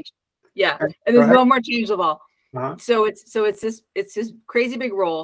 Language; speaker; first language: English; native; English